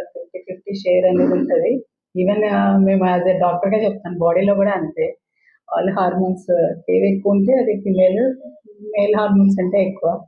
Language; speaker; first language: Telugu; native; Telugu